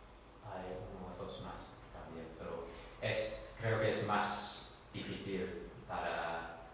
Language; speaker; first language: Spanish; non-native, fluent; English